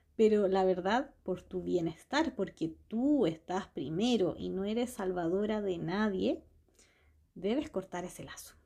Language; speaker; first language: Spanish; native; Spanish